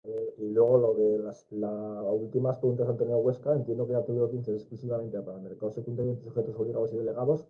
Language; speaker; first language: Spanish; native; Spanish